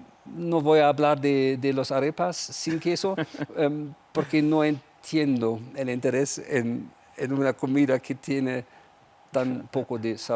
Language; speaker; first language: Spanish; non-native, fluent; German